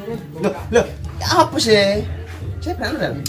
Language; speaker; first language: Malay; non-native, local second language; Javanese